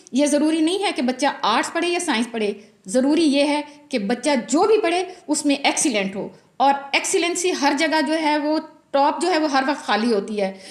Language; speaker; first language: Urdu; non-native, local second language; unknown